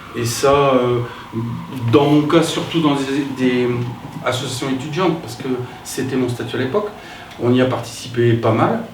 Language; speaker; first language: French; native; French